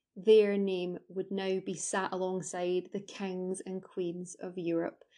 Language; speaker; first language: English; native; English